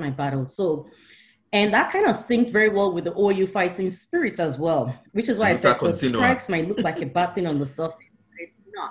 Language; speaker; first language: English; non-native, local second language; Igbo